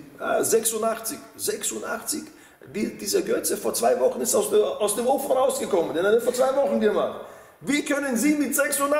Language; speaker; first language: German; non-native, fluent; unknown